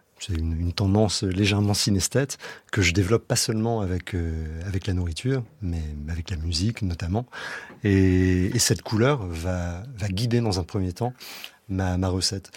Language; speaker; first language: French; native; French